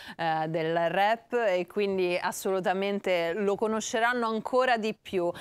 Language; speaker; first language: Italian; native; Italian